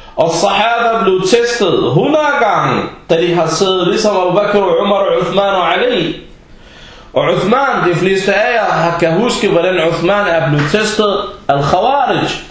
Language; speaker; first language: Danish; early bilingual, other home language; Arabic